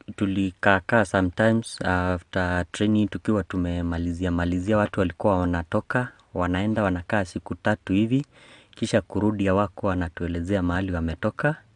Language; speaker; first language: Swahili; non-native, local second language; Kamba